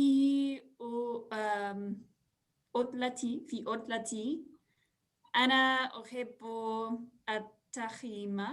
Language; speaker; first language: Arabic; non-native, learner; English